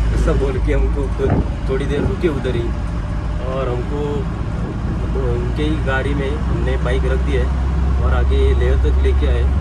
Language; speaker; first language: Hindi; non-native, local second language; Marathi